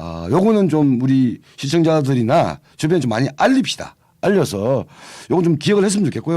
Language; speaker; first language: Korean; native; Korean